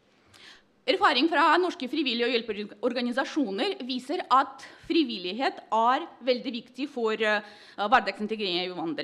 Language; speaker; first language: Norwegian; non-native, fluent; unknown